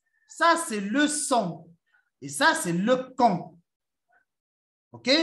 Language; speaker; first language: French; non-native, fluent; Arabic